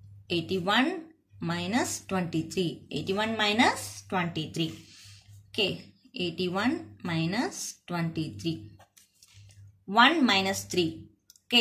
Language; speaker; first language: English; non-native, local second language; Tamil